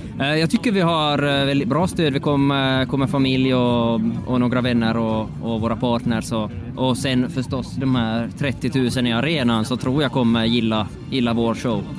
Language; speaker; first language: Swedish; native; Swedish